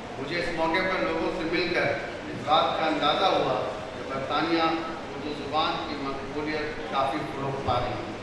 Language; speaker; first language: Urdu; native; Urdu